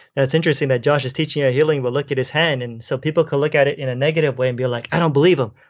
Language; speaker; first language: English; native; English